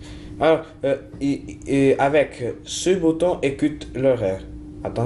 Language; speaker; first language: French; non-native, learner; Italian